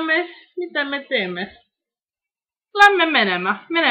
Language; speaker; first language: Finnish; non-native, learner; Estonian